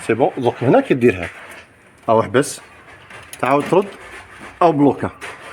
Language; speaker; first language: Arabic; native; Arabic